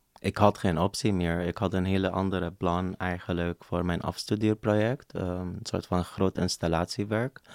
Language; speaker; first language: Dutch; non-native, fluent; Arabic